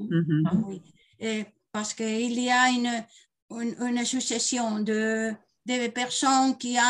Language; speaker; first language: French; non-native, learner; Spanish